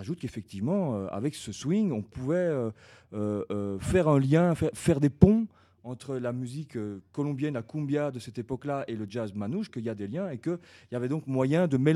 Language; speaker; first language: French; native; French